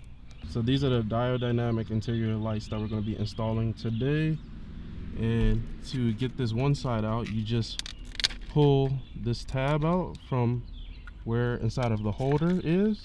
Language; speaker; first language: English; native; English